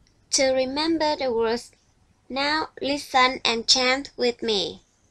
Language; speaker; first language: English; non-native, fluent; Vietnamese